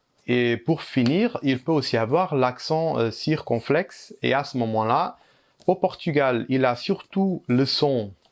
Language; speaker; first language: French; early bilingual, heritage; Portuguese